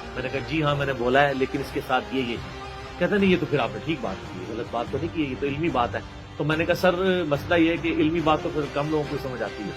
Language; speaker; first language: Urdu; non-native, local second language; Punjabi